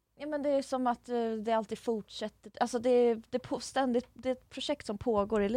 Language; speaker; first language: Swedish; native; Swedish